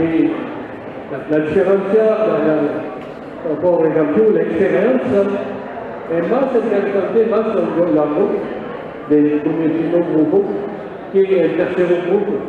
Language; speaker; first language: Spanish; non-native, learner; French